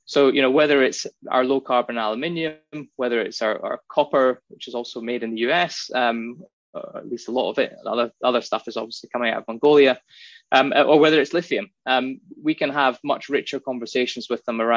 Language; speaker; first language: English; native; English